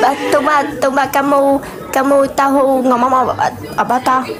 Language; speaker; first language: Indonesian; non-native, learner; Vietnamese